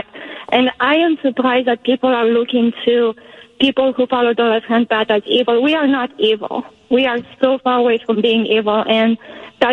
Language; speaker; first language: English; non-native, fluent; Romanian